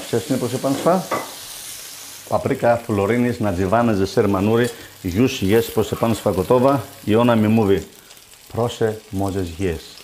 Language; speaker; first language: Polish; non-native, learner; Greek